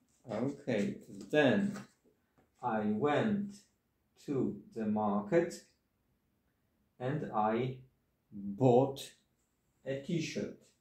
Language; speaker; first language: English; non-native, fluent; Polish